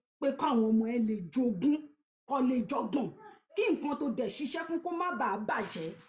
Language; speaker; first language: Yoruba; native; Yoruba